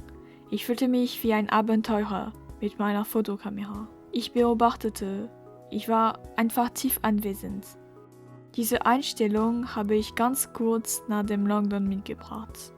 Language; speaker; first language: German; non-native, learner; French